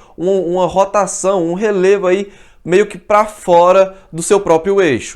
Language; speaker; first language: Portuguese; native; Portuguese